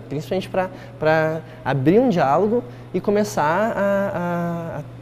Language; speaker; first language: Portuguese; native; Portuguese